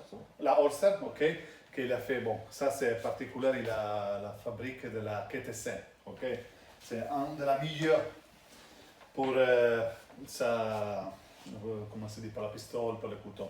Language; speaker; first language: French; non-native, learner; Italian